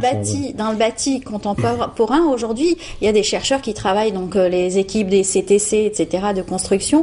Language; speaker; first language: French; native; French